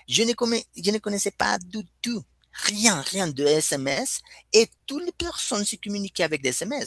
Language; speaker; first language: French; non-native, fluent; Spanish